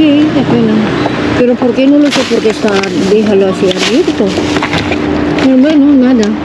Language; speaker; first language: Spanish; non-native, learner; Filipino